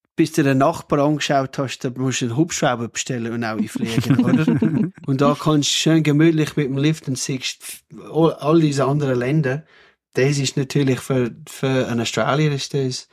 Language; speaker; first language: German; non-native, fluent; English